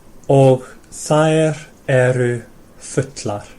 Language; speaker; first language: Icelandic; non-native, fluent; English